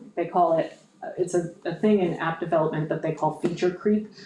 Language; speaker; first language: English; native; English